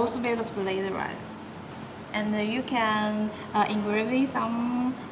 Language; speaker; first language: English; non-native, learner; Chinese